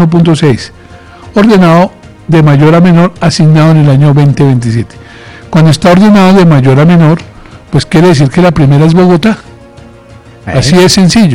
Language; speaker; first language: Spanish; native; Spanish